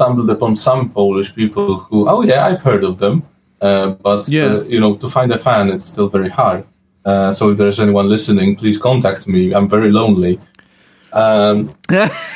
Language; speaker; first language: English; non-native, fluent; Polish